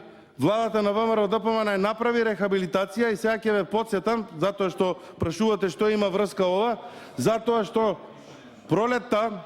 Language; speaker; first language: Macedonian; native; Macedonian